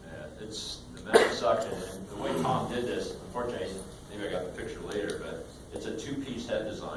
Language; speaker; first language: English; native; English